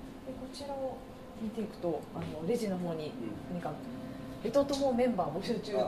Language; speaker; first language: Japanese; native; Japanese